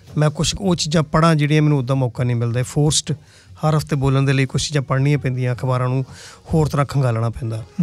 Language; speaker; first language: Punjabi; early bilingual, heritage; Punjabi